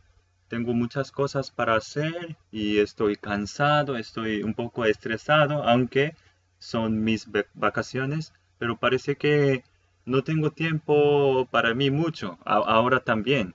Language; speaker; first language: Spanish; non-native, fluent; Korean